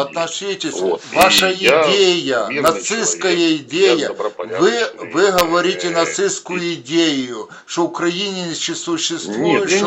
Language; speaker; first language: Russian; non-native, local second language; Ukrainian